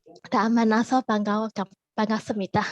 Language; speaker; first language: Korean; non-native, learner; Burmese